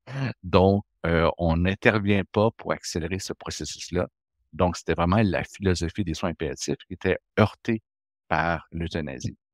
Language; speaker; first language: French; native; French